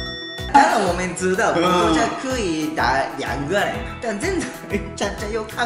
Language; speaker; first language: Chinese; non-native, fluent; Japanese